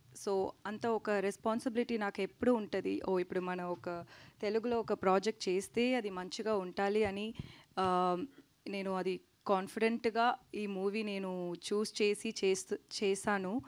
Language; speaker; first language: Telugu; non-native, learner; Tamil